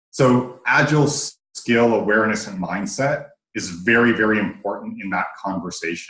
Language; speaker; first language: English; native; English